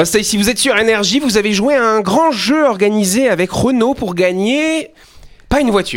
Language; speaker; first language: French; native; French